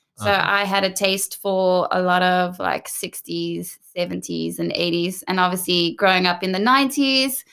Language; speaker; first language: English; native; English